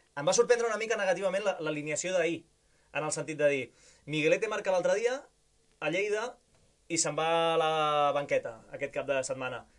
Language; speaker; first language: Catalan; native; Catalan